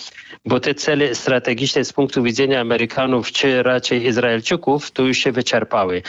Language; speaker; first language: Polish; non-native, fluent; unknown